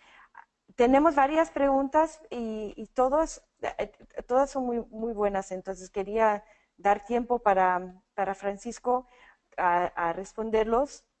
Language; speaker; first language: Spanish; non-native, fluent; English